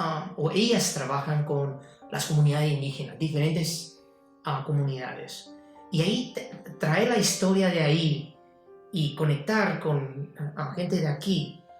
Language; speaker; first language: Spanish; non-native, fluent; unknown